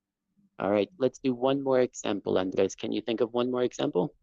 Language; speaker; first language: English; non-native, fluent; Spanish